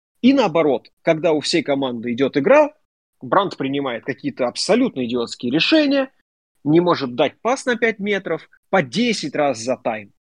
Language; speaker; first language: Russian; native; Russian